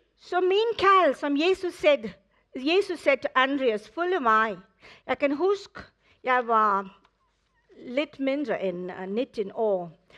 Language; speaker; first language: Danish; non-native, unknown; English